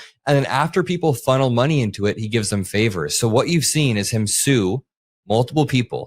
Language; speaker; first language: English; native; English